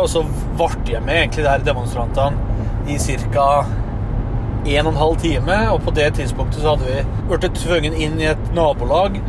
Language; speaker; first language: Norwegian; native; Norwegian